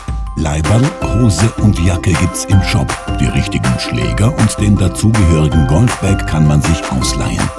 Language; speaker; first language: German; native; German